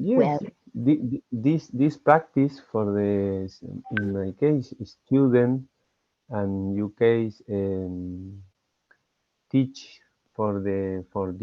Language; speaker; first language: English; non-native, learner; Spanish